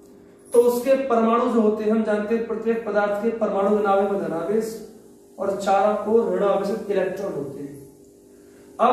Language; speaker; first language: Hindi; native; Hindi